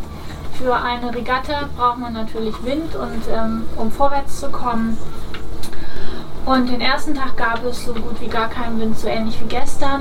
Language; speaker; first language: German; native; German